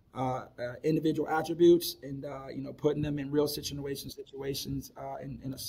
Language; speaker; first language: English; native; English